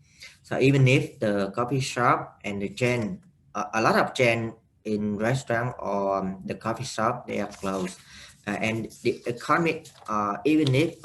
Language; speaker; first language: English; non-native, learner; Vietnamese